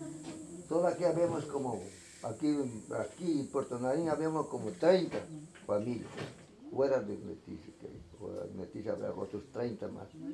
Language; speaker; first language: Spanish; non-native, local second language; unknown